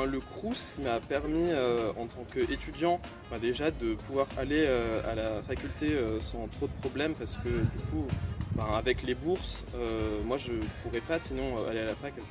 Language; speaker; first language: French; native; French